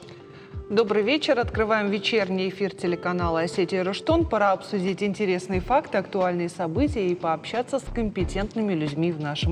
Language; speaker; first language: Russian; native; Russian